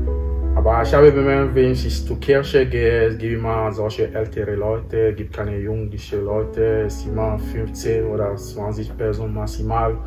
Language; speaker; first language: German; non-native, fluent; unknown